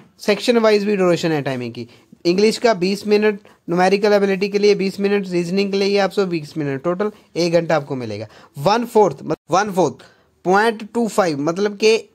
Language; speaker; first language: Hindi; non-native, local second language; Punjabi